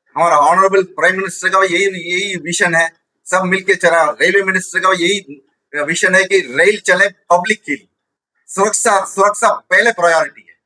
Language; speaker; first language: Hindi; non-native, local second language; Tamil